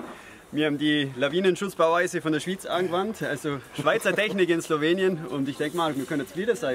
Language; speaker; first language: German; native; German